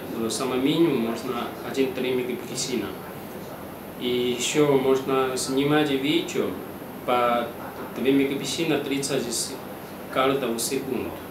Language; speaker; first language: Russian; non-native, learner; Chinese